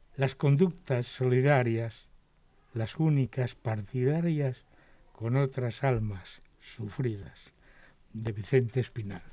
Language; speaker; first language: Spanish; native; Spanish